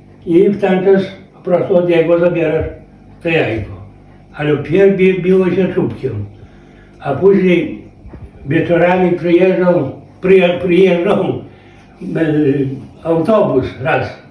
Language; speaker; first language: Polish; non-native, local second language; Belarusian